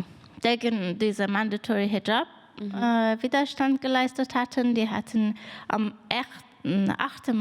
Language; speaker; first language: German; non-native, fluent; Persian